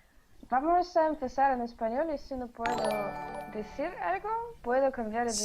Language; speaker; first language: Spanish; non-native, learner; Russian